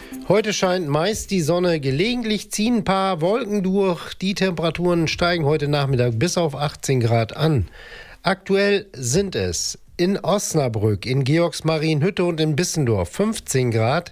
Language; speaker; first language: German; native; German